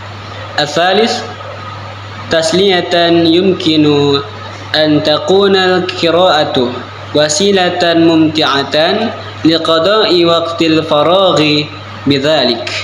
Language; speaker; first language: Arabic; non-native, learner; Indonesian